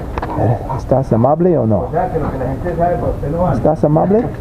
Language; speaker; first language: Spanish; non-native, learner; English